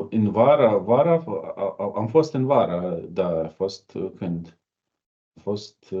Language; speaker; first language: Romanian; non-native, learner; Ukrainian